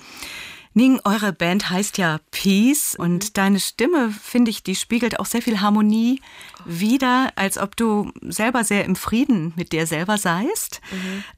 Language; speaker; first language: German; native; German